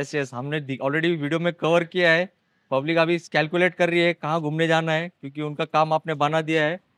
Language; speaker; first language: Hindi; non-native, local second language; Marathi